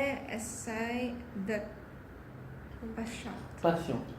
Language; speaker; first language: French; non-native, learner; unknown